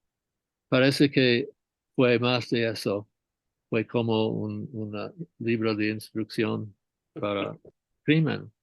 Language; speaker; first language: Spanish; non-native, fluent; English